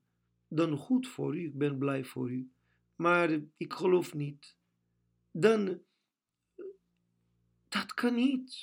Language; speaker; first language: Dutch; non-native, fluent; Portuguese